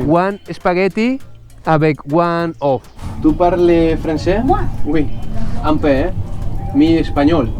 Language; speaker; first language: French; non-native, learner; Spanish